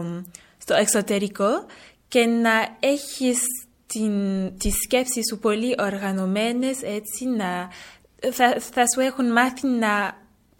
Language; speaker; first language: Greek; early bilingual, heritage; French